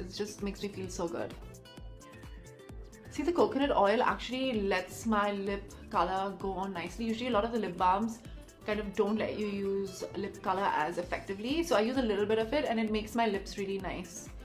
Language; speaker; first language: English; non-native, local second language; Hindi